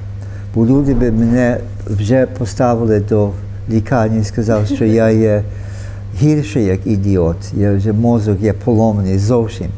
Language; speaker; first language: Ukrainian; early bilingual, heritage; Ukrainian